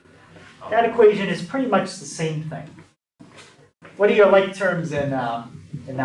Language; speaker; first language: English; native; English